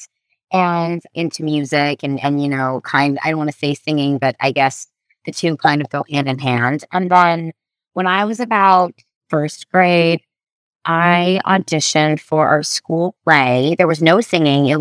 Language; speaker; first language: English; native; English